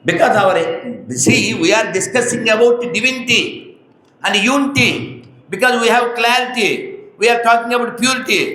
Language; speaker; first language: English; non-native, local second language; Telugu